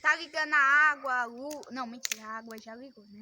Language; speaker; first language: Portuguese; native; Portuguese